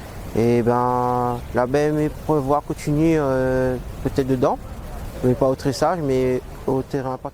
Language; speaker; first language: French; non-native, local second language; Réunion Creole French